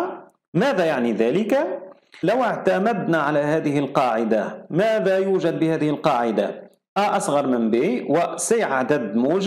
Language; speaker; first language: Arabic; native; Arabic